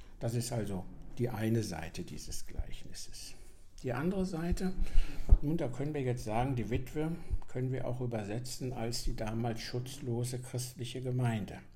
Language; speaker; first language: German; native; German